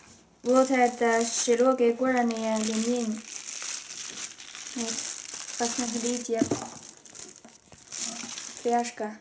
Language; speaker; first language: Russian; non-native, learner; Chinese